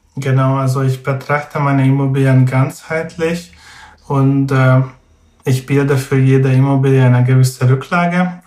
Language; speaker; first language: German; non-native, fluent; Hungarian